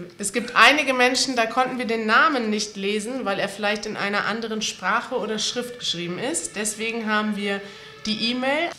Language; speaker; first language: German; native; German